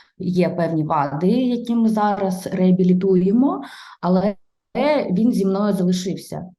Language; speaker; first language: Ukrainian; non-native, local second language; Russian